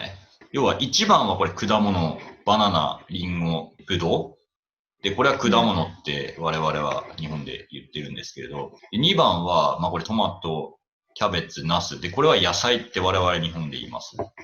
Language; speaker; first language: Japanese; native; Japanese